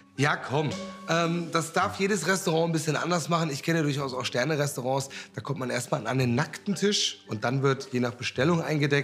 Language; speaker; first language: German; native; German